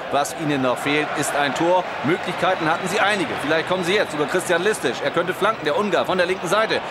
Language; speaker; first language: German; native; German